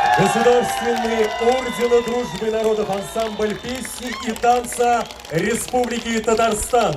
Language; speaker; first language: Russian; native; Russian